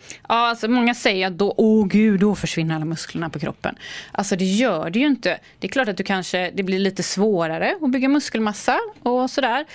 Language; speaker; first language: Swedish; native; Swedish